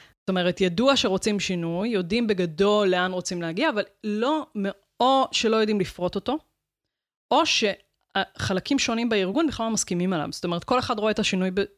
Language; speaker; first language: Hebrew; native; Hebrew